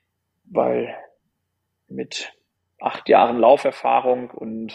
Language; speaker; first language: German; native; German